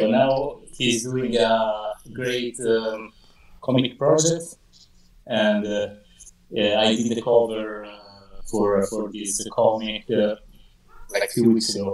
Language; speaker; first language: English; non-native, fluent; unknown